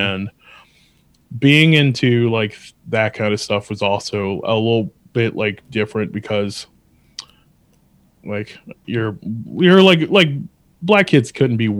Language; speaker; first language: English; native; English